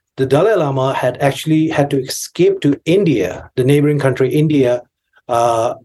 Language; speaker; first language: English; non-native, local second language; Tibetan